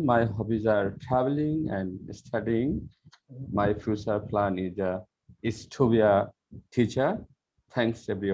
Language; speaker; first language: English; non-native, learner; Bangla